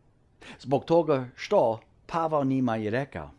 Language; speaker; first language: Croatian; early bilingual, heritage; English